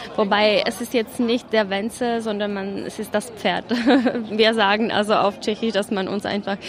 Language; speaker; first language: German; non-native, fluent; Czech